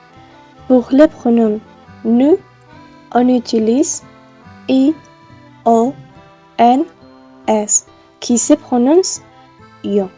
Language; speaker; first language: French; non-native, learner; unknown